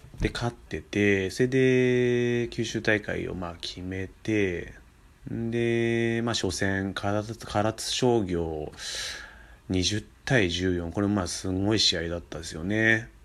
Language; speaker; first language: Japanese; native; Japanese